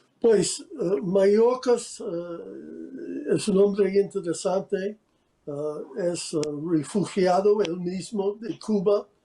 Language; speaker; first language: Spanish; non-native, fluent; English